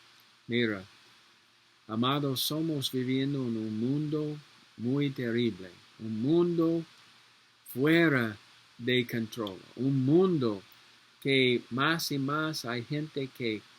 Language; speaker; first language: Spanish; non-native, learner; English